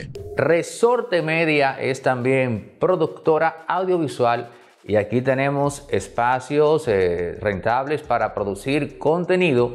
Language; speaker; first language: Spanish; native; Spanish